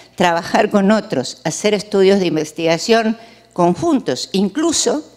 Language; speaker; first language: Spanish; native; Spanish